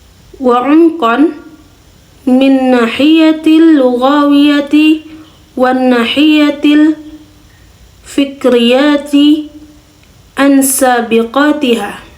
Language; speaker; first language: Arabic; non-native, learner; Indonesian